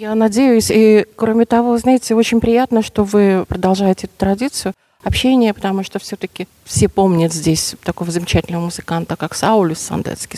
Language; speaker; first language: Russian; native; Russian